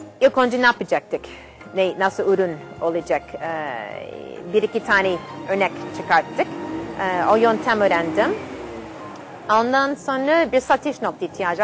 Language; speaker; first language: Turkish; non-native, fluent; English